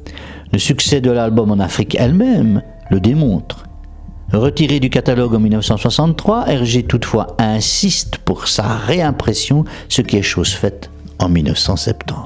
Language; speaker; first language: French; native; French